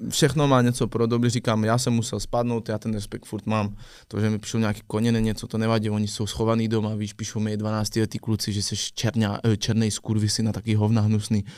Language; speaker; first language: Czech; non-native, fluent; French